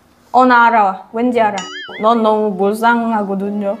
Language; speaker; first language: Korean; non-native, fluent; Filipino